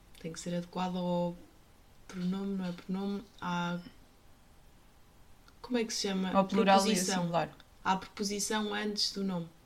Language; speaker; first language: Portuguese; native; Portuguese